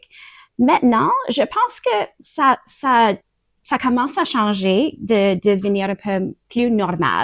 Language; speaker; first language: French; non-native, learner; English